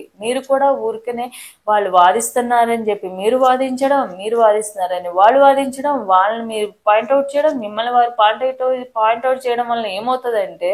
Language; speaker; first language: Telugu; native; Telugu